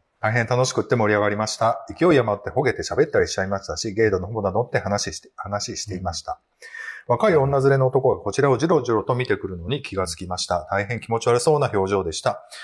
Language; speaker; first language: Japanese; native; Japanese